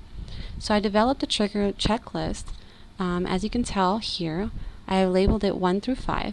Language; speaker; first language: English; native; English